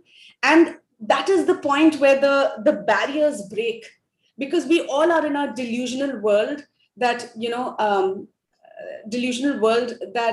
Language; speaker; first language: English; non-native, local second language; Hindi